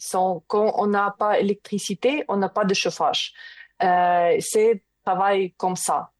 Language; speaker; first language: French; non-native, learner; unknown